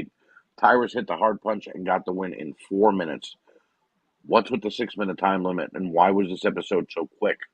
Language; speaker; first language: English; native; English